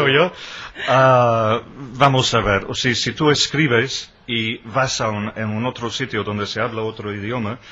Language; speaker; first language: Spanish; non-native, fluent; English